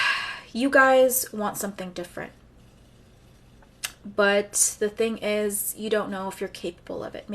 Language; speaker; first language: English; native; English